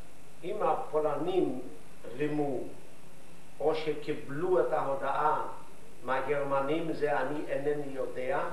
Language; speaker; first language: Hebrew; non-native, fluent; Yiddish